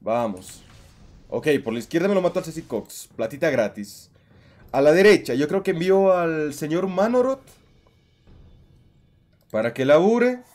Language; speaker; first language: Spanish; native; Spanish